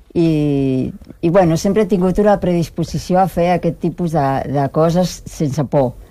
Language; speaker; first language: Catalan; non-native, fluent; Spanish